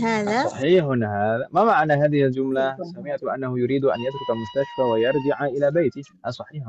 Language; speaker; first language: Arabic; non-native, fluent; Indonesian